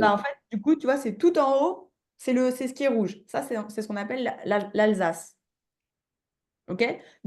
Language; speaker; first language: French; native; French